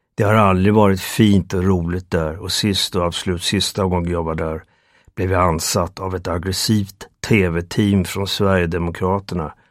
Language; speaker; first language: Swedish; native; Swedish